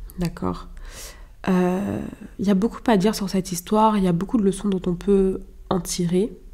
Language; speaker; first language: French; non-native, local second language; Lingala